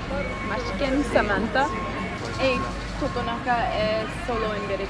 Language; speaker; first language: Spanish; non-native, learner; English